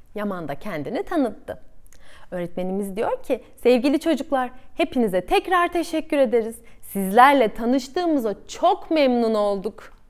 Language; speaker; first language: Turkish; native; Turkish